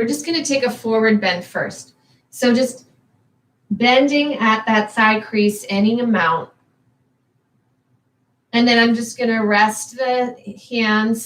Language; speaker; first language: English; native; English